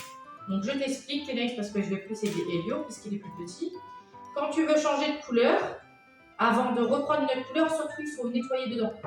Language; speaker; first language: French; native; French